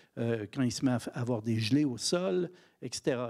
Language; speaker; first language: French; native; French